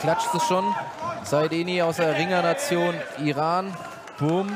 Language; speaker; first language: German; native; German